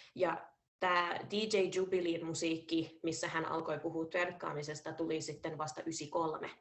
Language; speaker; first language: Finnish; early bilingual, heritage; Finnish